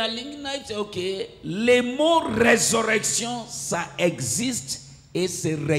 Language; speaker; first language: French; non-native, local second language; Lingala